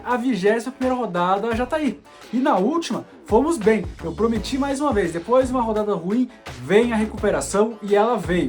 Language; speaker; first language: Portuguese; native; Portuguese